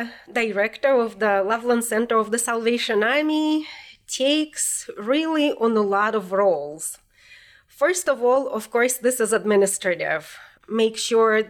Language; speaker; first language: English; non-native, fluent; Russian